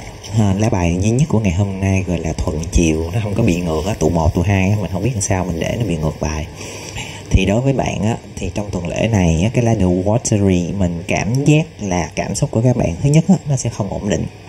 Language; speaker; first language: Vietnamese; native; Vietnamese